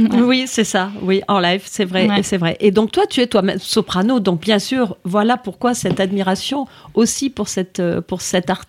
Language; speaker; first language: French; native; French